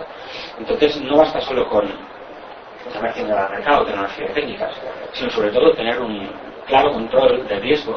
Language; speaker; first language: Spanish; native; Spanish